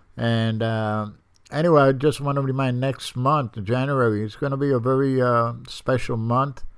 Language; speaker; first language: English; early bilingual, other home language; Spanish